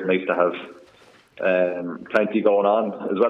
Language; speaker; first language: English; native; English